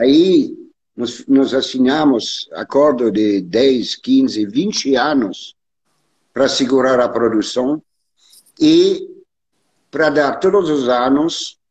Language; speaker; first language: Portuguese; non-native, learner; French